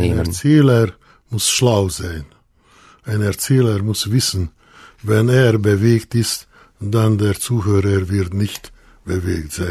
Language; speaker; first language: German; non-native, fluent; Hungarian